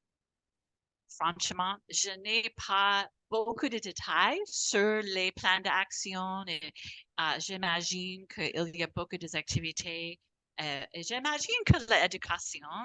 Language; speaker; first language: French; non-native, fluent; English